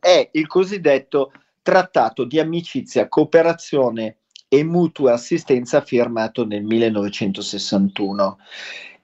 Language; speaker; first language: Italian; native; Italian